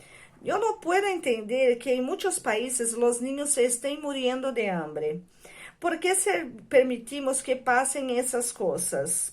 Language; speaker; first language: Spanish; non-native, fluent; Portuguese